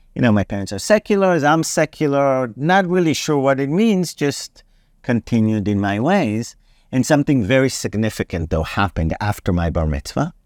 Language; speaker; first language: English; non-native, fluent; Hebrew